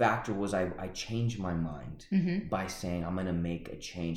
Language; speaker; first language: English; early bilingual, other home language; Spanish